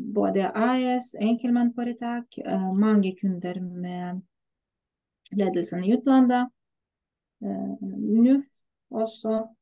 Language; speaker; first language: Norwegian; non-native, fluent; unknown